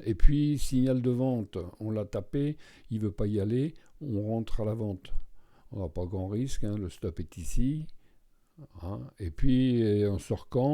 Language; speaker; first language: French; native; French